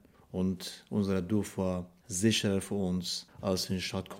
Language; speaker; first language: German; non-native, fluent; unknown